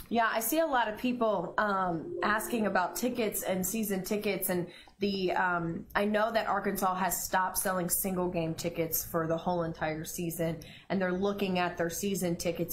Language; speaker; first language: English; native; English